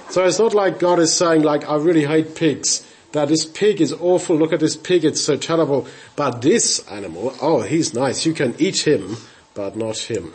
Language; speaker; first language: English; native; English